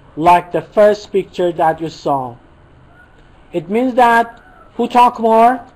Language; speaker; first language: English; non-native, fluent; Persian